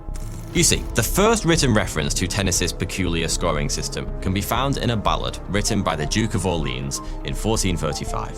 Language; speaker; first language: English; native; English